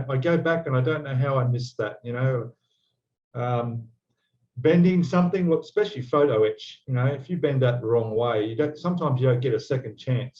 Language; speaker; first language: English; native; English